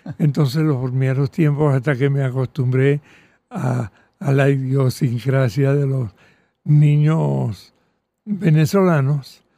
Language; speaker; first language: Spanish; early bilingual, other home language; Catalan